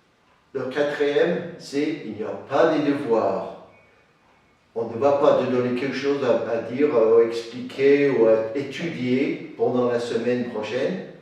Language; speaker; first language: French; non-native, learner; English